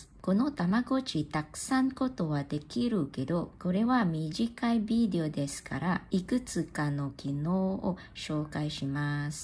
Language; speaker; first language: Japanese; non-native, learner; English